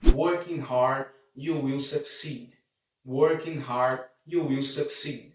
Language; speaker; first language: English; non-native, fluent; Portuguese